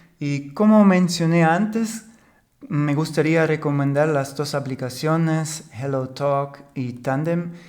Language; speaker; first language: Spanish; non-native, fluent; German